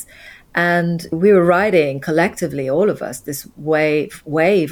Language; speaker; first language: English; native; English